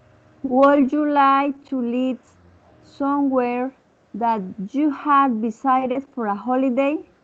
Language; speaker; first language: English; non-native, learner; Spanish